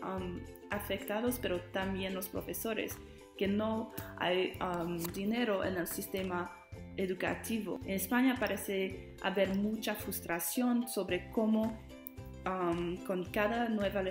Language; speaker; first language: Spanish; non-native, learner; English